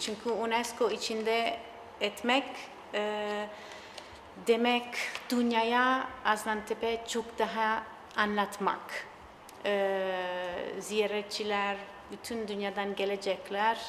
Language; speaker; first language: Turkish; non-native, learner; Italian